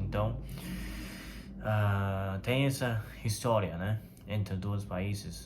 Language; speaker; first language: Portuguese; non-native, fluent; Chinese